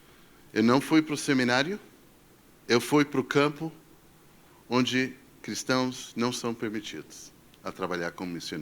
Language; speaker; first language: Portuguese; non-native, fluent; English